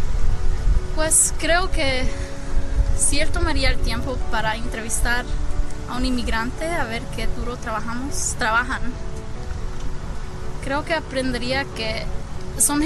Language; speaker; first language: Spanish; early bilingual, heritage; Spanish